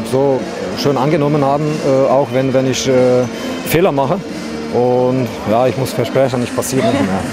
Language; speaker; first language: German; non-native, learner; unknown